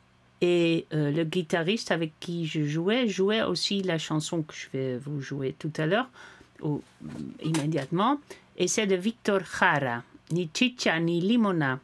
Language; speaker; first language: French; non-native, fluent; Dutch